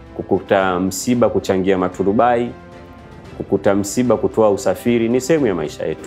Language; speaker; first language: Swahili; native; Swahili